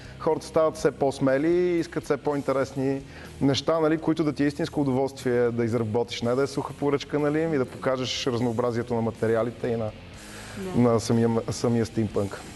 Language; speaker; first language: Bulgarian; native; Bulgarian